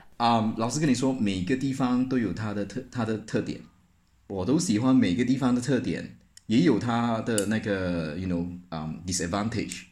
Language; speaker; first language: Chinese; native; Chinese